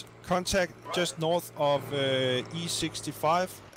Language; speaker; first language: English; non-native, fluent; Danish